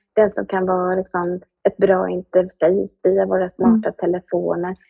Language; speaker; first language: Swedish; native; Swedish